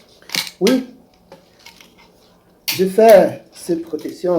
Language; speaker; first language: French; non-native, learner; Portuguese